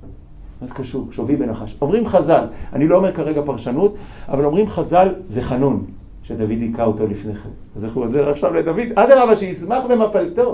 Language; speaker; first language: Hebrew; native; Hebrew